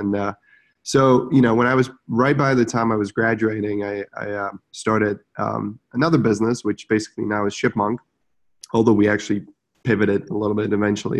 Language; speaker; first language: English; non-native, fluent; Czech